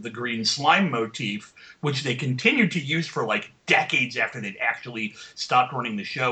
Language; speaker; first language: English; native; English